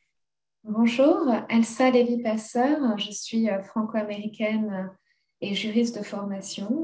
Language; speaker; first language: French; native; French